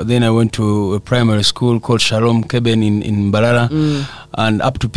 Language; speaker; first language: English; non-native, local second language; Nyankole